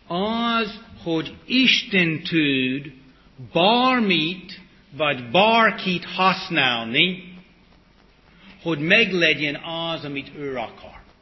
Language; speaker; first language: Hungarian; early bilingual, heritage; English